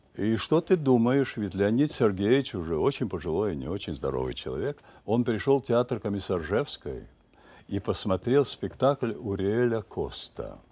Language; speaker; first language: Russian; native; Russian